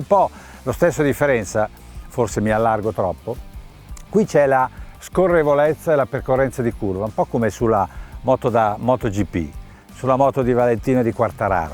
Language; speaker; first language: Italian; native; Italian